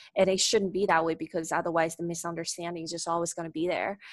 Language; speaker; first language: English; non-native, fluent; Chinese